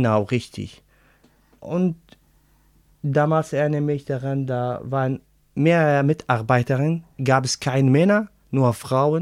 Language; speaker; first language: German; non-native, learner; Arabic